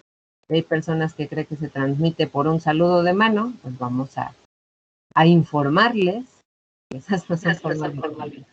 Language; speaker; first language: Spanish; native; Spanish